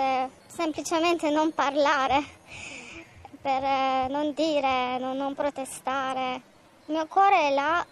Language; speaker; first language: Italian; non-native, fluent; Persian